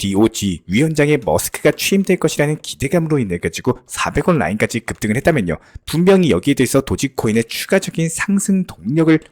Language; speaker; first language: Korean; native; Korean